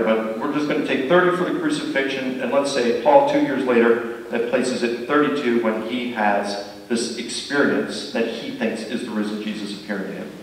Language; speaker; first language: English; native; English